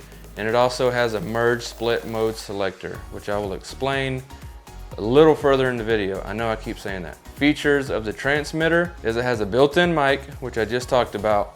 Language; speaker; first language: English; native; English